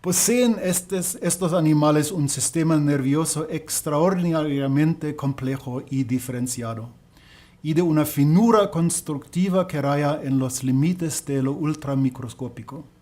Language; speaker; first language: Spanish; non-native, learner; German